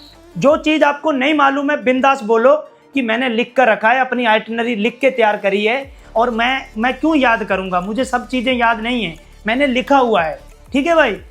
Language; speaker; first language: Hindi; native; Hindi